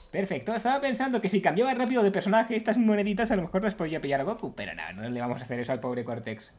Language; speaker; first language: Spanish; native; Spanish